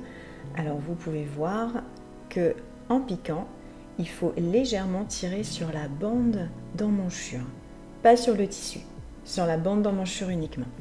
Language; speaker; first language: French; native; French